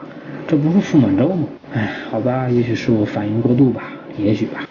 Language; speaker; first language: Chinese; native; Chinese